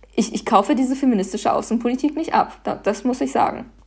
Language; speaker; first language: German; non-native, fluent; Persian